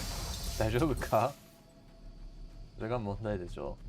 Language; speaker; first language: Japanese; non-native, learner; English